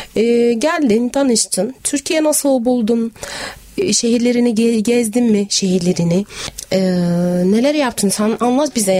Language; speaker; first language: Turkish; non-native, fluent; Arabic